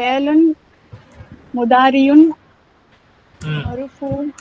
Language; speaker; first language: Arabic; non-native, learner; Tamil